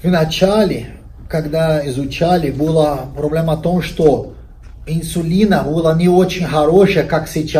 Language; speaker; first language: Russian; non-native, learner; Portuguese